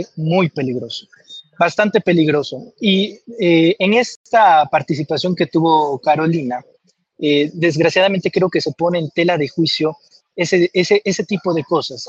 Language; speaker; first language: Spanish; native; Spanish